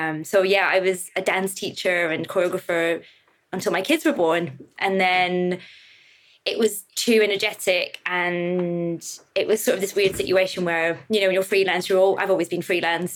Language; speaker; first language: English; native; English